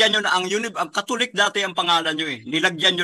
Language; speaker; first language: Filipino; native; Filipino